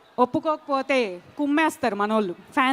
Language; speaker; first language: Telugu; native; Telugu